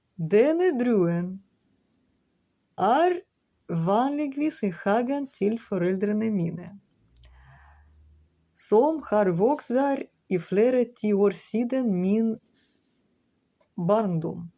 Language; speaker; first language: Norwegian; non-native, learner; Ukrainian